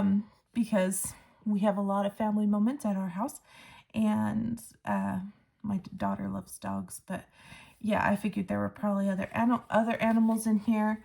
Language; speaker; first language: English; native; English